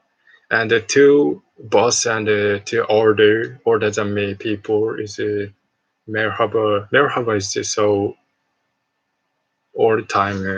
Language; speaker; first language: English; non-native, learner; Japanese